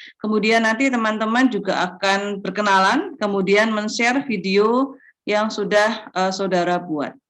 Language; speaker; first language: Indonesian; native; Indonesian